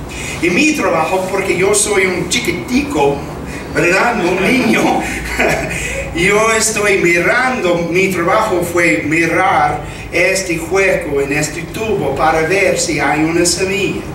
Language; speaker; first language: Spanish; non-native, fluent; English